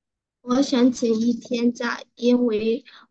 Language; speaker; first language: Chinese; non-native, learner; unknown